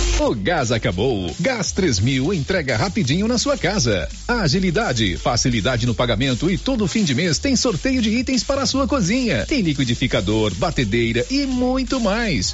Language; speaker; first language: Portuguese; native; Portuguese